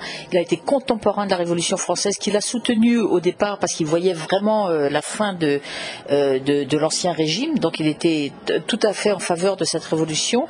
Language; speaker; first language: French; native; French